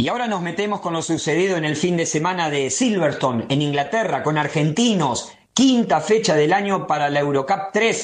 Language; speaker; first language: Spanish; native; Spanish